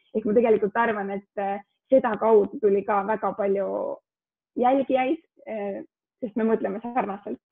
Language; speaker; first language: Estonian; early bilingual, heritage; Estonian